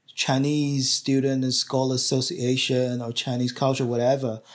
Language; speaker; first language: English; non-native, fluent; Chinese